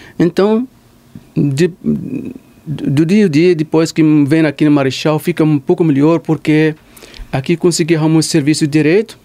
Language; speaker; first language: Portuguese; non-native, learner; Arabic